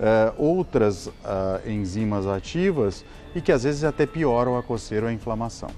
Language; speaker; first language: Portuguese; native; Portuguese